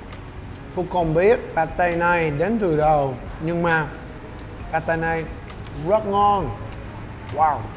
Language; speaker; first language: Vietnamese; non-native, learner; English